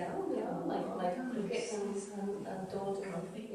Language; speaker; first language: Welsh; non-native, learner; English